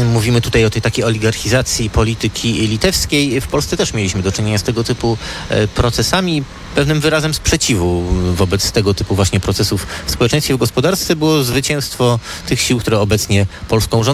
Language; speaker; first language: Polish; native; Polish